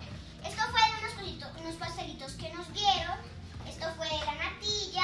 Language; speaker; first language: Spanish; native; Spanish